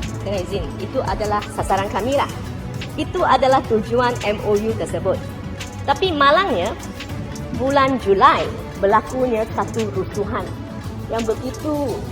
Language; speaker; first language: Malay; native; Malay